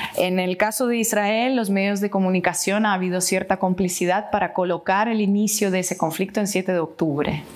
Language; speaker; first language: Spanish; non-native, fluent; Russian